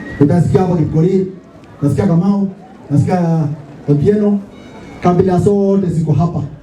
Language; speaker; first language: Swahili; non-native, local second language; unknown